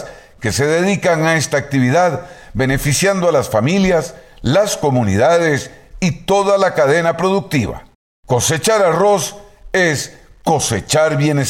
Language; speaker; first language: Spanish; native; Spanish